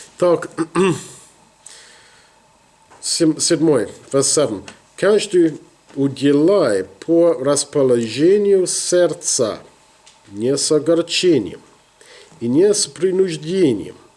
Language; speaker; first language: Russian; non-native, learner; English